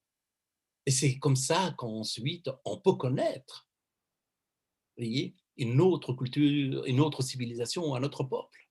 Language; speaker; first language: French; non-native, fluent; Persian